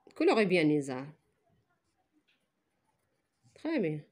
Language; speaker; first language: French; non-native, local second language; Arabic